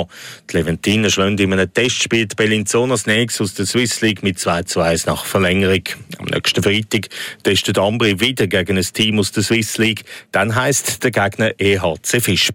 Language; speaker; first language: German; native; German